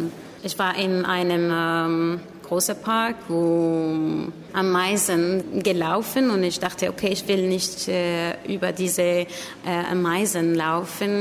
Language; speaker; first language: German; non-native, learner; Arabic